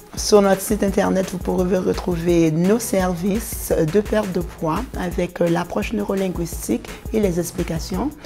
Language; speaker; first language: French; non-native, local second language; Haitian Creole